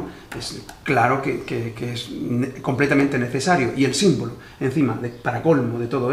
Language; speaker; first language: Spanish; native; Spanish